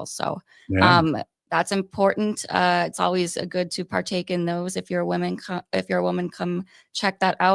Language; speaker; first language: English; native; English